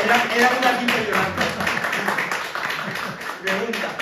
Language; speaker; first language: Spanish; native; Spanish